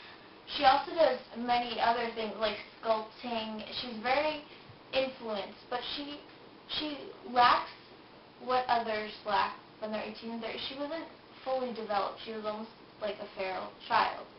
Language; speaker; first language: English; native; English